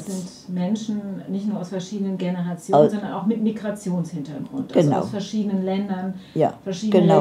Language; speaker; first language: German; native; German